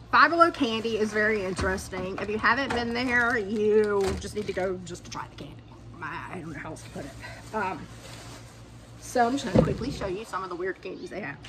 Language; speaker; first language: English; native; English